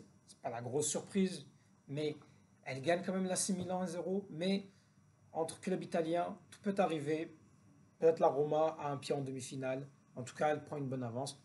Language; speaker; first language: French; native; French